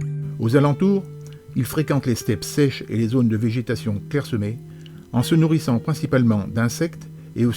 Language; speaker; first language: French; native; French